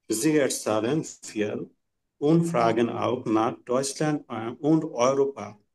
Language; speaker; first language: German; non-native, learner; Bangla